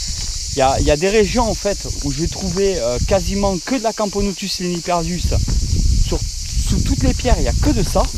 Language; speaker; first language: French; native; French